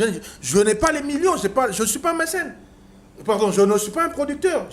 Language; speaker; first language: French; non-native, local second language; Lingala